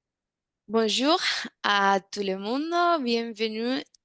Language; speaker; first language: French; non-native, fluent; Spanish